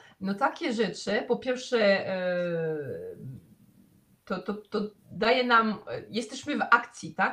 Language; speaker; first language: Polish; non-native, fluent; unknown